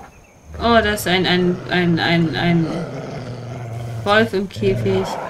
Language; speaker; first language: German; native; German